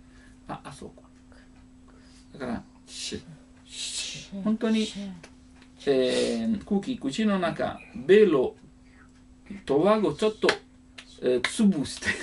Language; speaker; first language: Japanese; non-native, learner; Italian